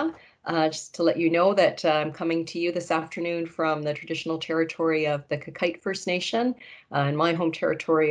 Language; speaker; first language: English; native; English